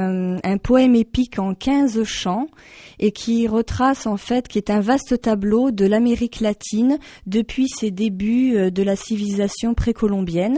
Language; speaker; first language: French; native; French